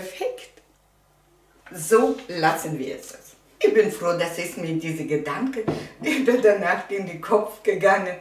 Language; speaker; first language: German; non-native, learner; Russian